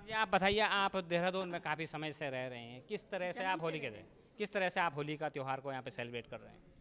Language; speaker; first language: Hindi; native; Hindi